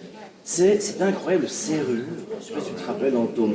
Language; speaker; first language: French; native; French